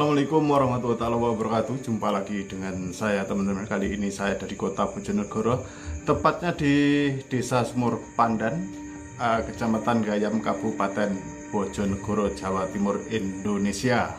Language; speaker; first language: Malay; non-native, local second language; Javanese